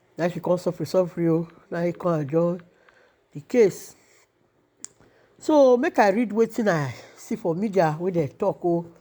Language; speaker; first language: Nigerian Pidgin; non-native, local second language; Igbo